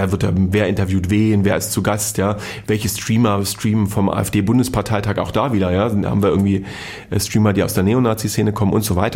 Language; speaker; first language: German; native; German